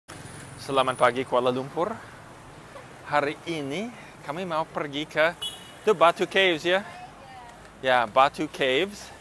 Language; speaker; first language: Indonesian; non-native, fluent; English